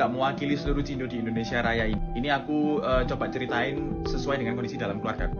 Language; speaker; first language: Malay; native; Malay